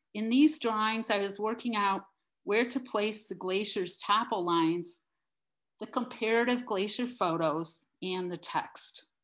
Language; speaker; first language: English; native; English